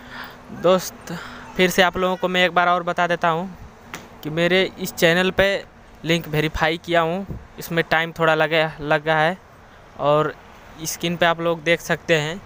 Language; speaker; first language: Hindi; non-native, local second language; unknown